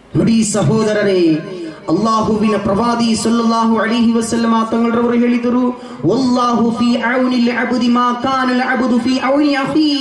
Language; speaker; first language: Kannada; non-native, local second language; Malayalam